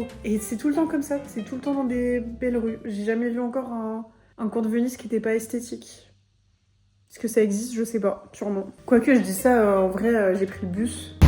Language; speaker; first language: French; native; French